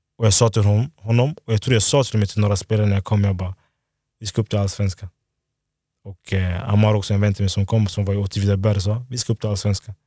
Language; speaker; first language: Swedish; early bilingual, other home language; Lingala